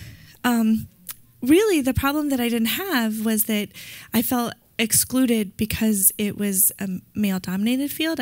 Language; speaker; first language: English; native; English